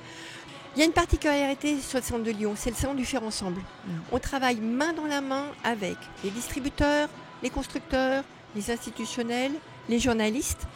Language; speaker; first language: French; native; French